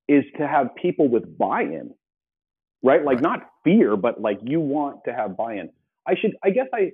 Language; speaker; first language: English; native; English